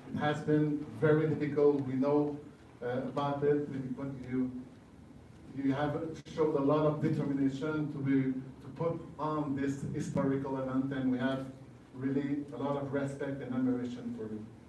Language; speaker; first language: English; non-native, fluent; French